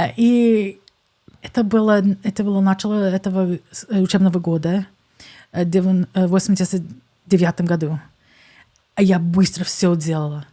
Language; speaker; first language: Russian; non-native, fluent; English